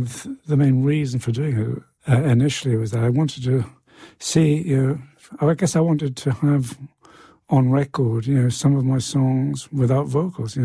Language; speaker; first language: English; native; English